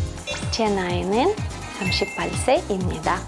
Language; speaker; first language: Korean; non-native, fluent; Russian